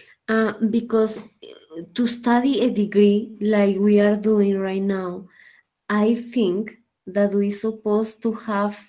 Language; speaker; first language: English; non-native, learner; Spanish